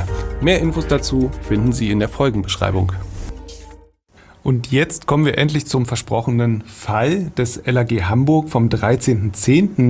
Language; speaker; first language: German; native; German